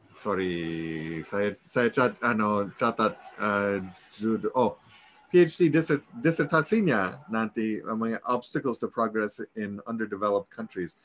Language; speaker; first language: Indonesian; non-native, fluent; English